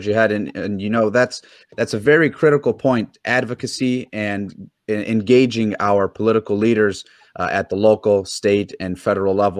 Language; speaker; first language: English; native; English